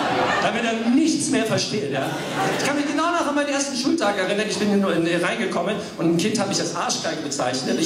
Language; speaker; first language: German; early bilingual, other home language; English